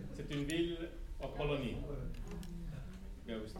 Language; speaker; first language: French; non-native, learner; Finnish